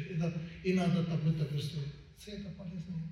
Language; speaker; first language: Russian; non-native, learner; Tibetan